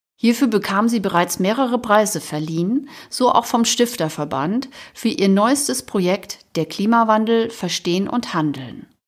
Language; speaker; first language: German; native; German